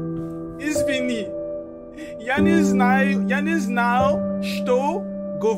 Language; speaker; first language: Russian; non-native, learner; English